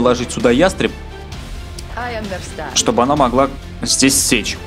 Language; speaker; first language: Russian; native; Russian